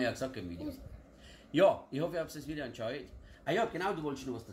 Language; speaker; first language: German; native; German